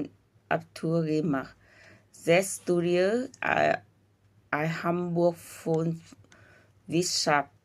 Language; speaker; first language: German; non-native, learner; Vietnamese